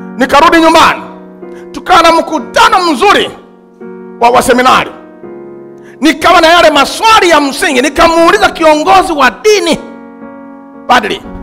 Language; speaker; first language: Swahili; native; Swahili